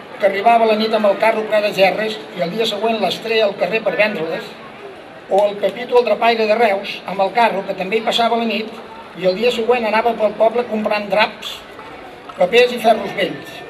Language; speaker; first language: Catalan; native; Catalan